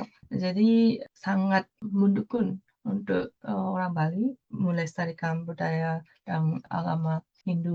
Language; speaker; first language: Indonesian; non-native, fluent; Japanese